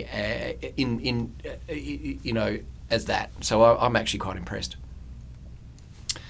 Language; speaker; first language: English; native; English